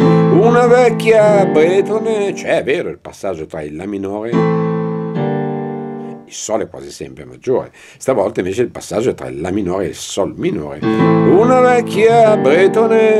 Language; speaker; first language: Italian; native; Italian